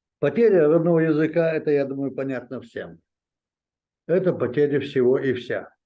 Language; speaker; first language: Russian; non-native, local second language; Chechen